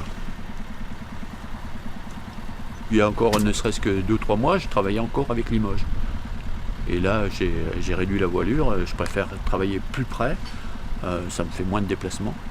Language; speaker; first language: French; native; French